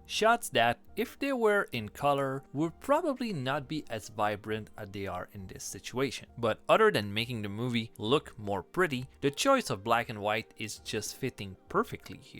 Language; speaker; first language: English; non-native, fluent; French